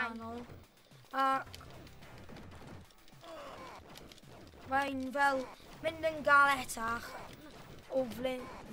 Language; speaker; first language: Welsh; non-native, local second language; English